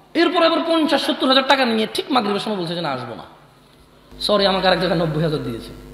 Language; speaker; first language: Bangla; early bilingual, heritage; Bangla